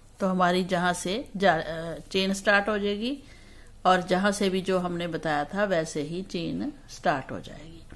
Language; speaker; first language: Hindi; native; Hindi